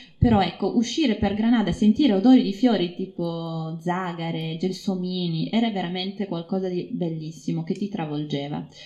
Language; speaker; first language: Italian; native; Italian